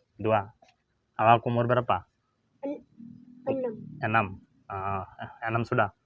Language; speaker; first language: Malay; non-native, learner; Bangla